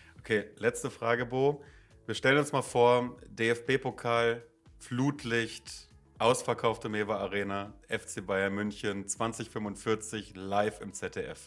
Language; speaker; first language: German; native; German